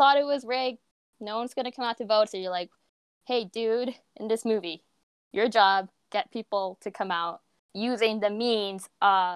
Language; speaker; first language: English; native; English